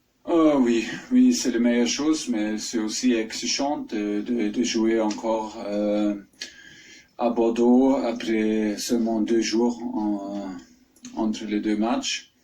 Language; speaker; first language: French; non-native, fluent; German